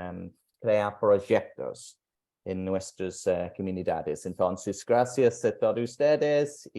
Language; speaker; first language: Spanish; non-native, fluent; English